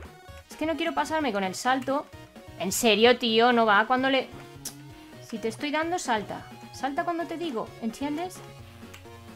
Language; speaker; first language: Spanish; native; Spanish